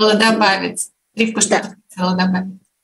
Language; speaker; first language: Russian; native; Russian